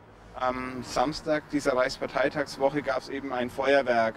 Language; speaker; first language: German; native; German